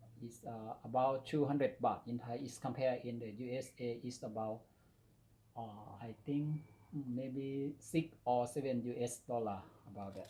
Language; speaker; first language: English; non-native, learner; Thai